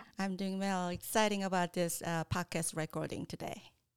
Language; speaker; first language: English; non-native, fluent; Korean